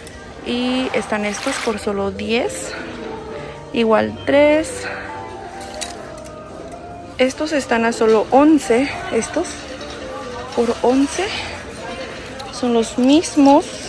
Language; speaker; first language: Spanish; native; Spanish